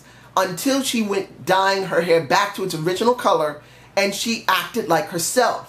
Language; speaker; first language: English; native; English